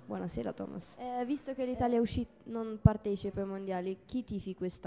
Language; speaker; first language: Italian; native; Italian